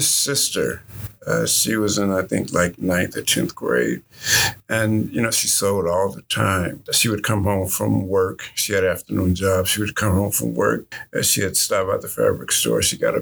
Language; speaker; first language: English; native; English